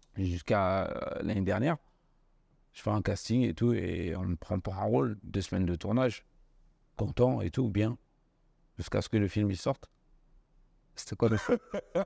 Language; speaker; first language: French; early bilingual, other home language; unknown